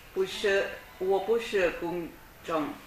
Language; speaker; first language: Chinese; non-native, learner; Italian